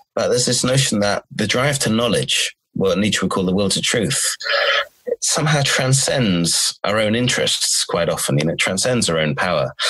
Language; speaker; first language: English; native; English